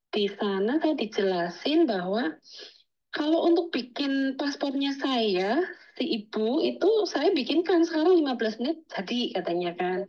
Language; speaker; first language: Indonesian; native; Indonesian